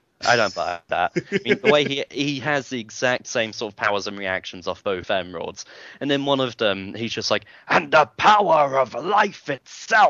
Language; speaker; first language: English; native; English